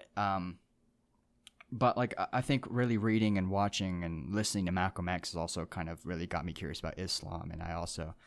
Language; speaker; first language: English; early bilingual, other home language; Japanese